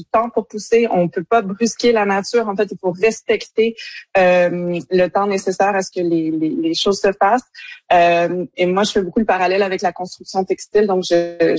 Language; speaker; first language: French; native; French